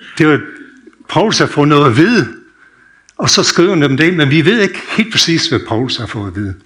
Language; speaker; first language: Danish; non-native, fluent; English